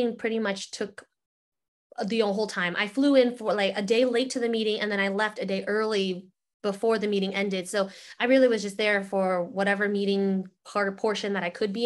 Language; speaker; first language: English; native; English